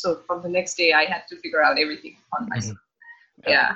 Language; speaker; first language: English; non-native, local second language; Nepali